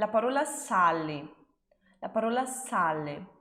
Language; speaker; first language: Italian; non-native, fluent; Portuguese